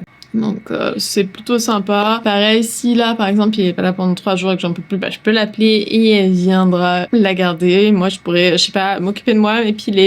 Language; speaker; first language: French; native; French